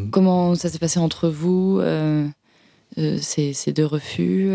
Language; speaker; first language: French; native; French